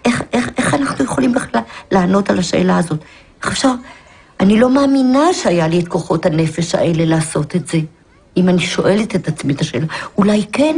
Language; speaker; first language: Hebrew; early bilingual, other home language; Polish